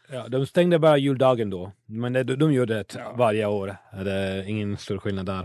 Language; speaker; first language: Swedish; non-native, learner; English